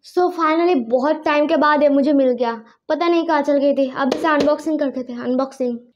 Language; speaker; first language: Hindi; non-native, local second language; Bangla